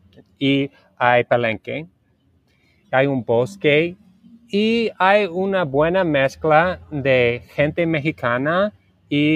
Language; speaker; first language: Spanish; non-native, learner; English